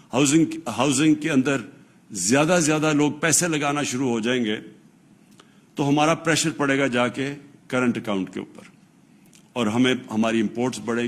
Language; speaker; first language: Urdu; native; Urdu